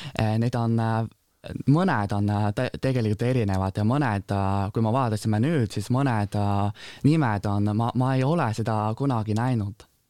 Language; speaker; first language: Estonian; non-native, fluent; Chinese